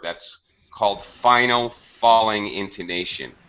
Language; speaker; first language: English; native; English